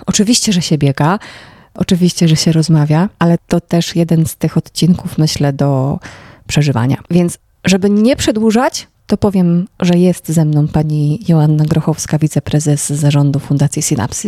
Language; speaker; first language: Polish; native; Polish